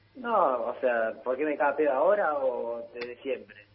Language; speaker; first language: Spanish; early bilingual, heritage; Italian